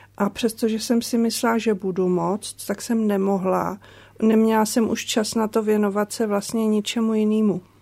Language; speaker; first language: Czech; native; Czech